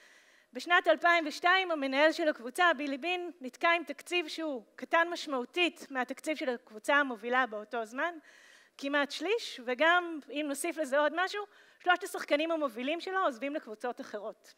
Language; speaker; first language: Hebrew; native; Hebrew